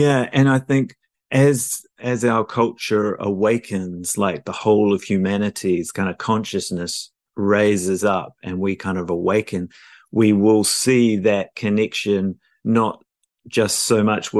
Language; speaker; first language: English; native; English